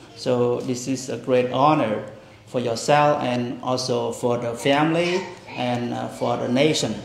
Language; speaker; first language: English; non-native, fluent; Khmer